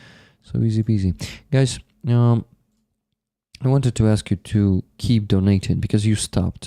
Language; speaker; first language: English; non-native, fluent; Ukrainian